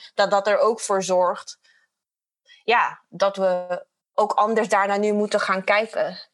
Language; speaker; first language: Dutch; non-native, fluent; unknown